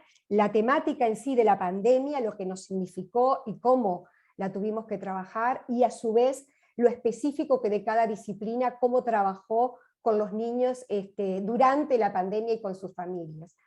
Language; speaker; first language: Spanish; native; Spanish